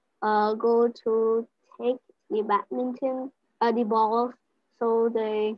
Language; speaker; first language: English; non-native, learner; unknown